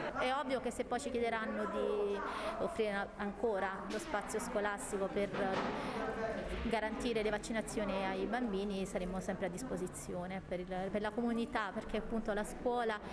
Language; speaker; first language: Italian; native; Italian